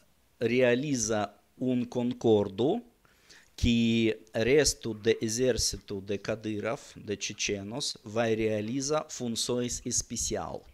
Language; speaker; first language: Portuguese; non-native, learner; Russian